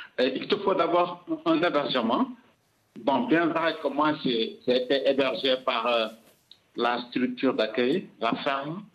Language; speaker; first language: French; non-native, local second language; Wolof